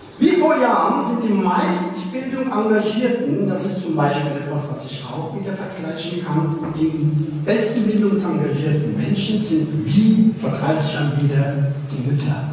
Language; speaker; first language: German; early bilingual, other home language; Turkish